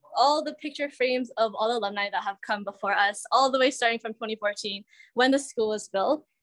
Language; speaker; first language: English; native; English